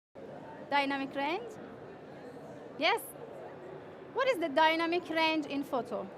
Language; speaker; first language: English; non-native, fluent; Persian